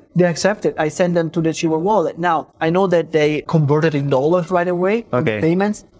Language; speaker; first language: English; non-native, fluent; Italian